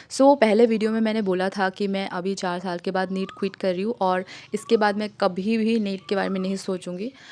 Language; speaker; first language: Hindi; non-native, local second language; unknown